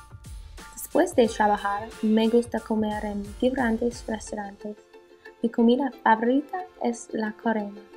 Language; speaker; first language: Spanish; non-native, learner; English